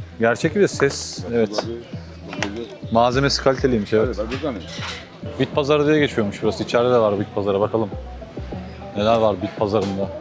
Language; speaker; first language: Turkish; native; Turkish